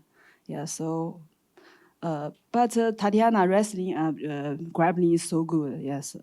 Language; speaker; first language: English; non-native, learner; Chinese